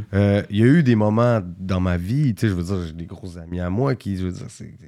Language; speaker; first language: French; native; French